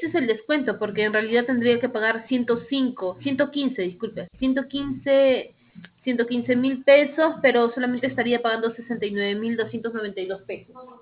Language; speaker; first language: Spanish; native; Spanish